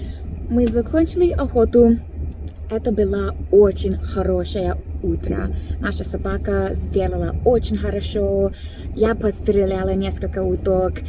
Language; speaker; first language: Russian; non-native, learner; English